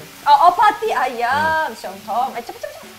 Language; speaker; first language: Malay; non-native, local second language; Cantonese